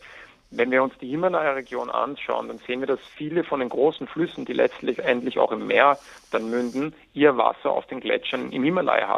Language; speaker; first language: German; native; German